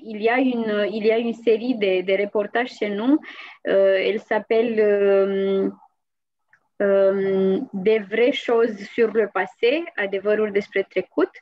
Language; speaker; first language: French; non-native, fluent; Romanian